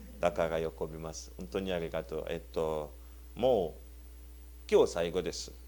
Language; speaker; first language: Japanese; non-native, learner; Luba-Lulua